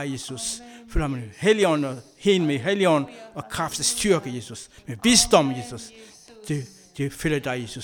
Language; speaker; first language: Danish; non-native, learner; Kabuverdianu